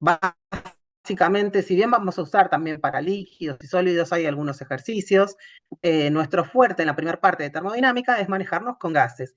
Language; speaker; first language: Spanish; native; Spanish